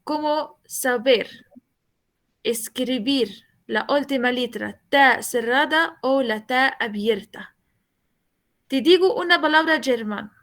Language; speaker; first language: Spanish; non-native, fluent; Arabic